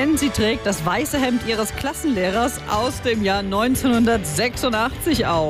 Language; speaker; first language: German; native; German